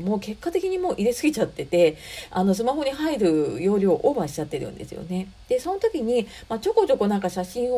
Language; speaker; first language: Japanese; native; Japanese